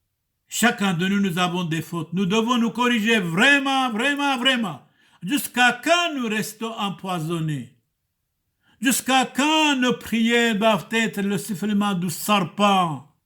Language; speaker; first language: French; non-native, fluent; Turoyo